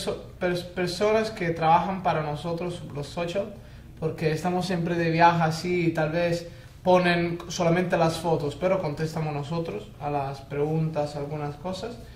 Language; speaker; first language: Spanish; non-native, fluent; Italian